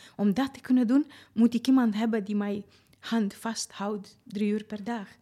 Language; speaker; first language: Dutch; non-native, fluent; Romanian